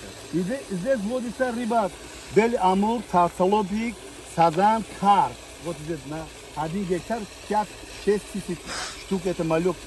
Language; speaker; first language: Russian; non-native, learner; Tajik